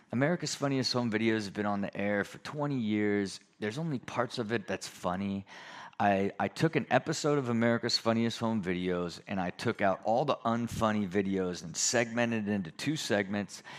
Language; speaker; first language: English; native; English